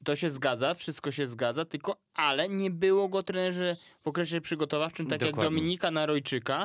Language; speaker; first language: Polish; native; Polish